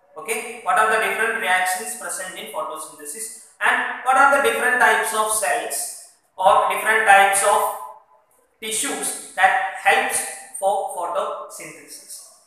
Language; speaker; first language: English; non-native, local second language; Malayalam